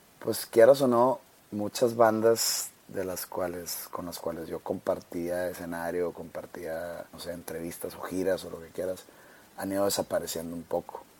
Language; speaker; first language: Spanish; native; Spanish